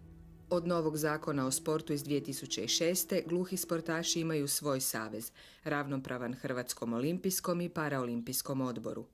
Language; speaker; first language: Croatian; native; Croatian